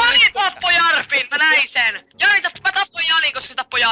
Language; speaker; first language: Finnish; native; Finnish